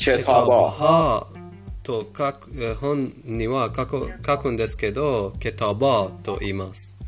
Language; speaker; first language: Japanese; non-native, fluent; Persian